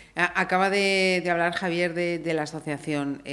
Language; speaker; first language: Spanish; native; Spanish